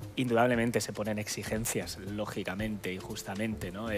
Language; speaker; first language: Spanish; native; Spanish